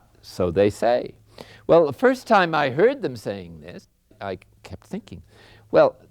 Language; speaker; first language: English; native; English